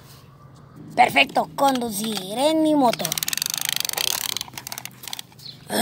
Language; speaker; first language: Spanish; native; Spanish